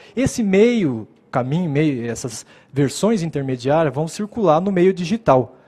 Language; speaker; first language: Portuguese; native; Portuguese